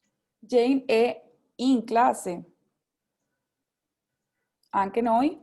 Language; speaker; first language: Italian; non-native, fluent; Spanish